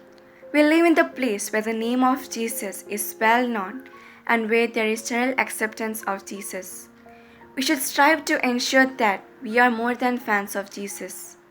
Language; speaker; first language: English; non-native, local second language; Malayalam